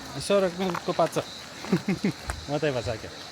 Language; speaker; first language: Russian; non-native, fluent; Lithuanian